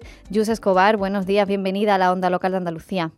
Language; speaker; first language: Spanish; native; Spanish